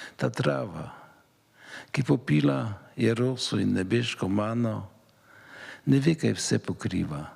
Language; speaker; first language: Slovenian; native; Slovenian